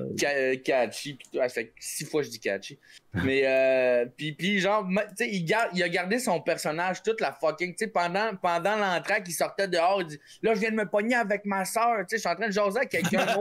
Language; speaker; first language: French; native; French